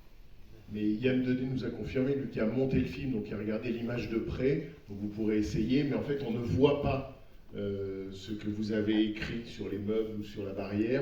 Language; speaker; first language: French; native; French